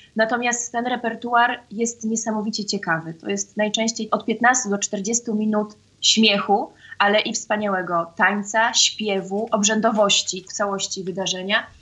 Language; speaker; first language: Polish; native; Polish